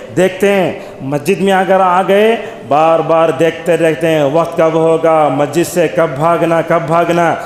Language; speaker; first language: Urdu; native; Urdu